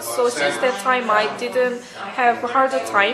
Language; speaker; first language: English; non-native, learner; Korean